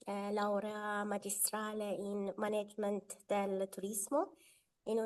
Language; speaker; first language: Italian; non-native, fluent; Persian